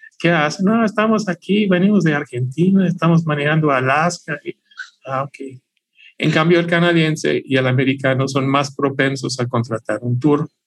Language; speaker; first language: Spanish; non-native, fluent; English